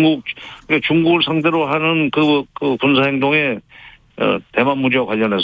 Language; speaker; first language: Korean; native; Korean